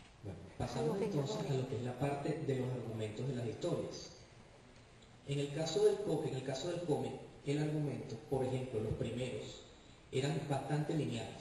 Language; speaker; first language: Spanish; native; Spanish